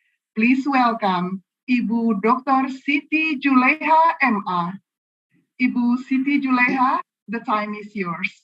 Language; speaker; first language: English; non-native, fluent; Indonesian